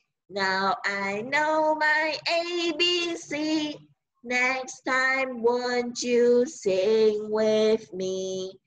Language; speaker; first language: English; non-native, local second language; Chinese